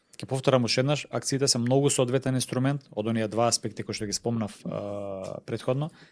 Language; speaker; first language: Macedonian; native; Macedonian